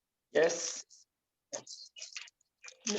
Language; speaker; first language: English; non-native, fluent; Arabic